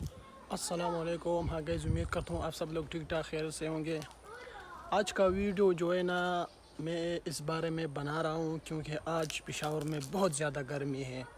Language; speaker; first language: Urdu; non-native, local second language; Pashto